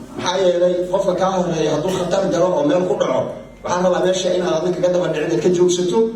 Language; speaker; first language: Somali; native; Somali